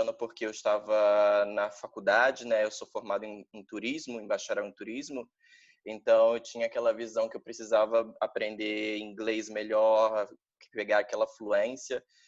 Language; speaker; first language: Portuguese; native; Portuguese